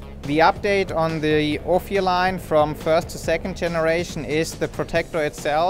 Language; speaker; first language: English; non-native, fluent; German